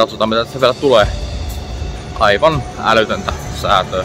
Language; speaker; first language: Finnish; native; Finnish